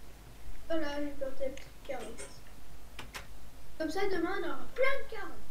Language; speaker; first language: French; native; French